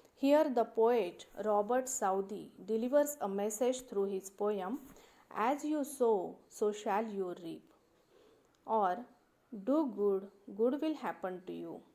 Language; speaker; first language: English; non-native, local second language; Marathi